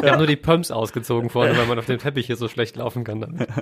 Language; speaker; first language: German; native; German